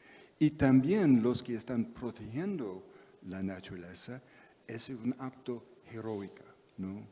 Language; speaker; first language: Spanish; non-native, fluent; English